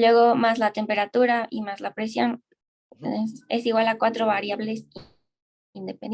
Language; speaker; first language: Spanish; native; Spanish